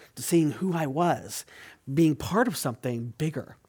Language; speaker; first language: English; native; English